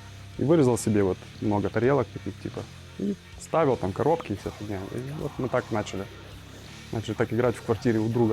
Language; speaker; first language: Russian; native; Russian